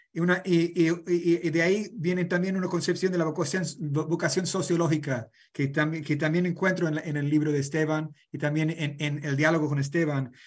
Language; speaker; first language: Spanish; non-native, fluent; English